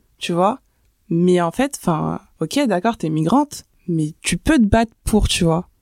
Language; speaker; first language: French; early bilingual, other home language; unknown